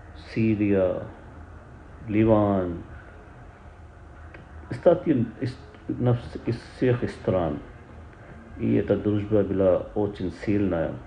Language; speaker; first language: Russian; non-native, learner; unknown